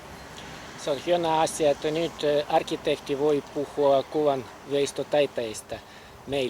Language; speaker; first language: Finnish; non-native, fluent; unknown